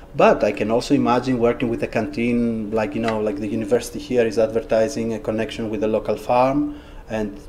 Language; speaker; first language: English; non-native, fluent; Greek